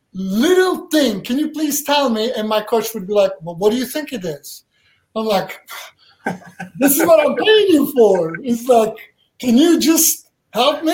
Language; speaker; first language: English; non-native, fluent; Turkish